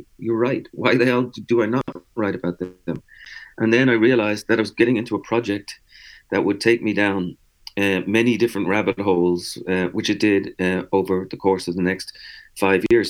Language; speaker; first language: English; native; English